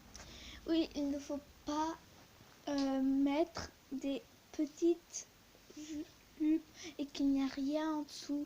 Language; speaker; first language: French; early bilingual, other home language; Turkish